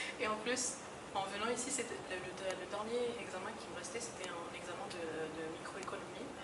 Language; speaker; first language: French; non-native, local second language; Arabic